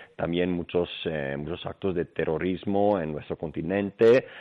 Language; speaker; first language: Spanish; non-native, fluent; Greek